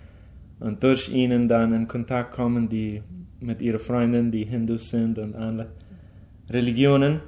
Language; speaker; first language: German; early bilingual, heritage; German